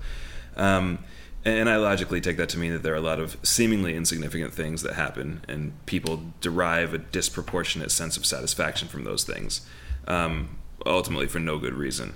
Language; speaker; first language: English; native; English